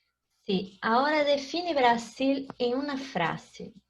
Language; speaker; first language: Spanish; non-native, fluent; Portuguese